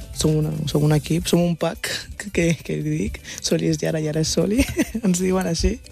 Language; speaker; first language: Catalan; early bilingual, other home language; Wolof